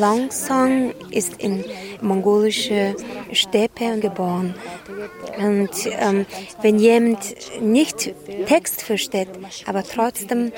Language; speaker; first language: German; non-native, learner; Mongolian